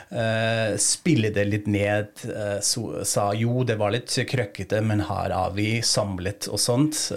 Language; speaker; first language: Norwegian; non-native, fluent; German